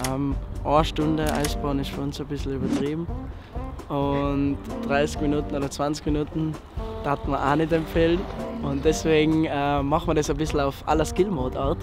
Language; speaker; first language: German; native; German